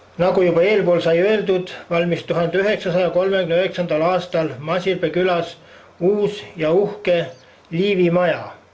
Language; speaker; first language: Estonian; native; Estonian